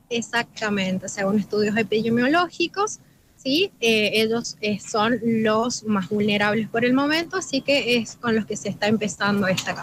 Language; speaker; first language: Spanish; native; Spanish